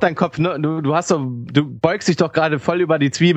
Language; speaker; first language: German; native; German